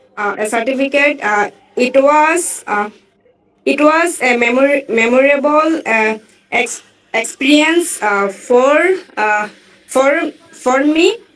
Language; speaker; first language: English; non-native, learner; Bangla